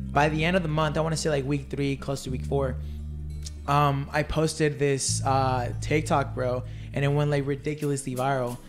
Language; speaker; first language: English; early bilingual, other home language; Spanish